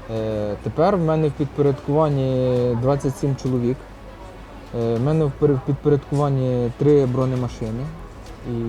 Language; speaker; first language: Ukrainian; native; Ukrainian